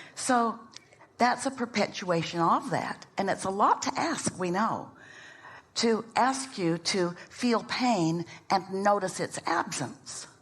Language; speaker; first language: English; native; English